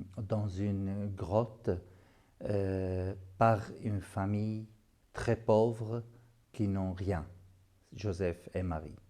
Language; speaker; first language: French; non-native, fluent; Arabic